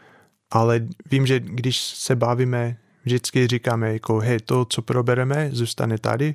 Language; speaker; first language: Czech; non-native, fluent; English